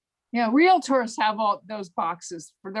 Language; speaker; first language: English; native; English